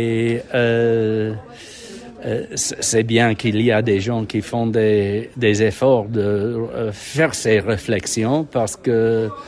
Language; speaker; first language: French; non-native, fluent; English